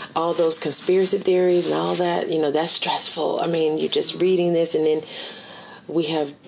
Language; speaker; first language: English; native; English